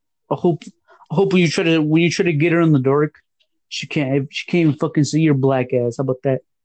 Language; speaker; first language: English; native; English